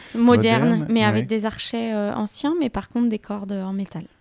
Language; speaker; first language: French; native; French